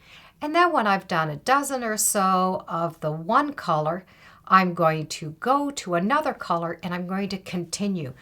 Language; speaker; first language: English; native; English